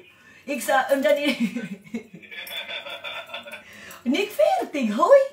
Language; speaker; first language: German; non-native, learner; Waray